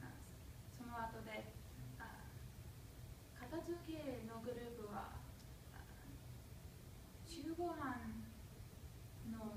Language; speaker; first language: Japanese; non-native, learner; English